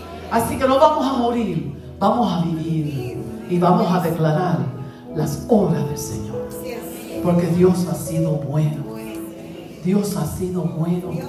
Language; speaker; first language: Spanish; native; Spanish